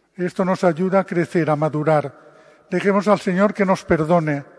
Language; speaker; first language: Spanish; non-native, local second language; Catalan